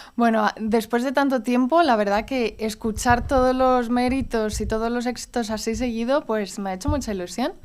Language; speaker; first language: Spanish; early bilingual, heritage; Spanish